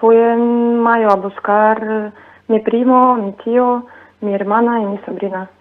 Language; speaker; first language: Spanish; non-native, fluent; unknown